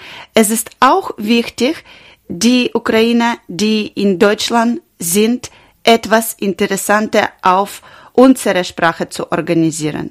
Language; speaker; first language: German; non-native, learner; Ukrainian